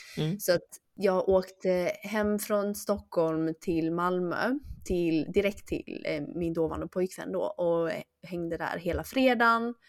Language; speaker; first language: Swedish; early bilingual, other home language; Chinese